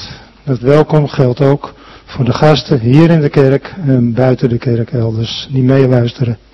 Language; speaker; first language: Dutch; native; Dutch